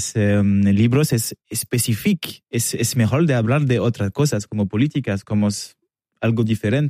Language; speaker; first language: Spanish; non-native, learner; French